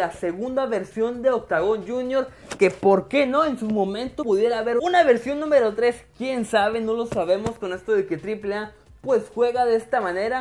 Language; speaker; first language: Spanish; native; Spanish